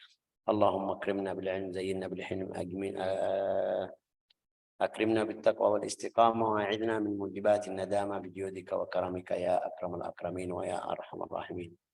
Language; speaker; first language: Arabic; native; Arabic